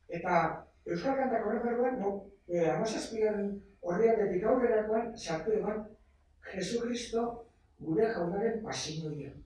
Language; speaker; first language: Basque; native; Basque